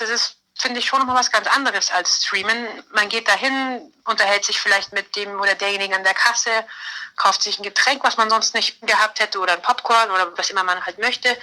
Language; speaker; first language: German; native; German